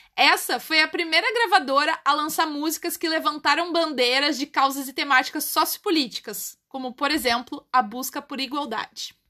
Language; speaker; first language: Portuguese; native; Portuguese